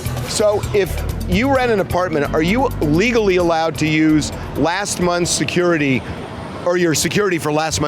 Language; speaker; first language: English; native; English